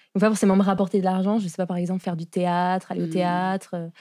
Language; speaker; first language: French; native; French